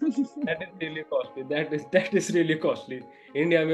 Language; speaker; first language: Hindi; native; Hindi